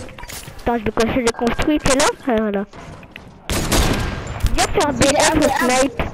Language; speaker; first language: French; native; French